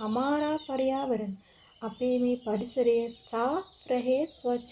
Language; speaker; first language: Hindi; non-native, fluent; Sinhala